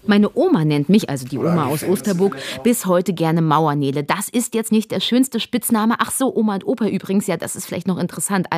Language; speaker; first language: German; native; German